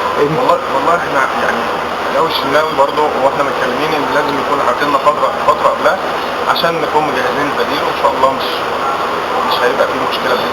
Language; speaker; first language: Arabic; native; Arabic